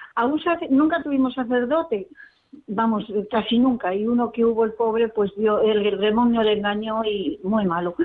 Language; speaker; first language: Spanish; native; Spanish